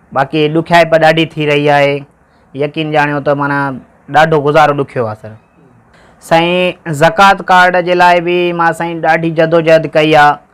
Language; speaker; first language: Sindhi; native; Sindhi